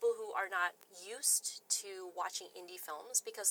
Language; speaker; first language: English; native; English